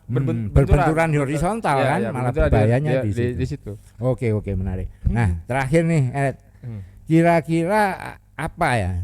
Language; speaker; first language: Indonesian; non-native, local second language; Javanese